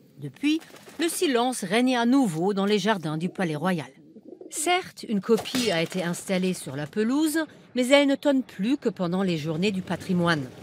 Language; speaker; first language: French; non-native, fluent; German